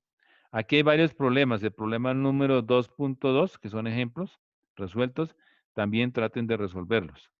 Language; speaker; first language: Spanish; native; Spanish